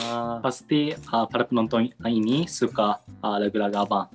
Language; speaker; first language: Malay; non-native, learner; Japanese